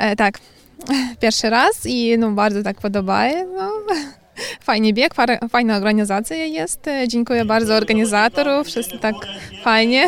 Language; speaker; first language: Polish; non-native, learner; Ukrainian